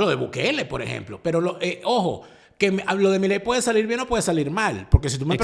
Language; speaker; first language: Spanish; native; Spanish